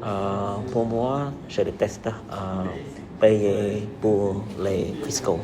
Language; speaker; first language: French; non-native, learner; Khmer